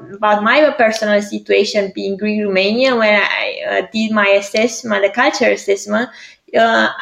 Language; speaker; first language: English; non-native, fluent; Greek